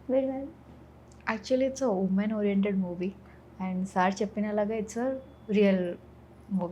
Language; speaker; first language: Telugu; non-native, fluent; Odia